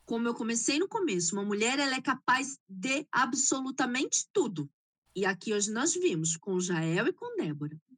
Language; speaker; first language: Portuguese; native; Portuguese